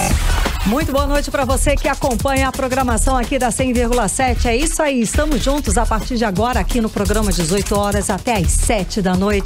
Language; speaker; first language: Portuguese; native; Portuguese